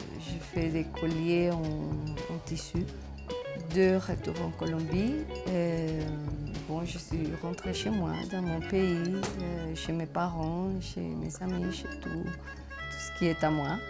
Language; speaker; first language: French; non-native, fluent; Spanish